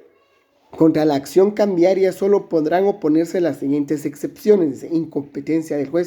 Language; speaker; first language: Spanish; native; Spanish